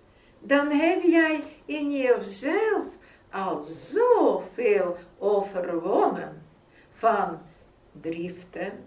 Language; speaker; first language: Dutch; non-native, fluent; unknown